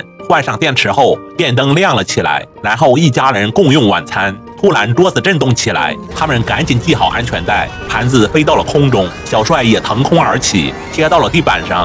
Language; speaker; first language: Chinese; native; Chinese